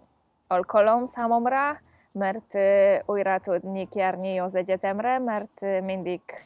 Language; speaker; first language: Hungarian; non-native, fluent; Polish